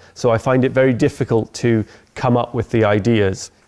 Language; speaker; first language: English; native; English